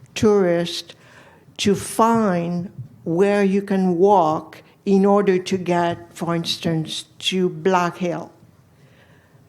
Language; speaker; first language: English; non-native, fluent; French